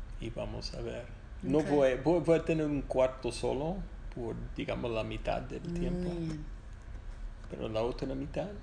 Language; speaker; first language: Spanish; non-native, fluent; English